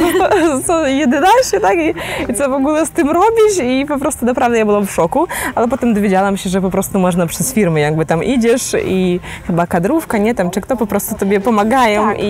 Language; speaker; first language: Polish; non-native, fluent; Ukrainian